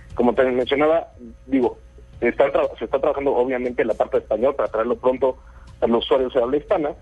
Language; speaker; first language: Spanish; native; Spanish